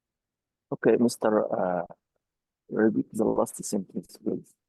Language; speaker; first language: English; non-native, fluent; Arabic